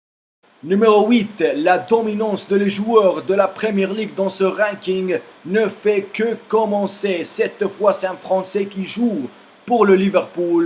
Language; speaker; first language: French; non-native, fluent; Spanish